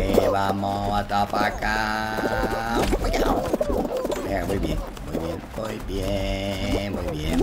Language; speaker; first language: Spanish; native; Spanish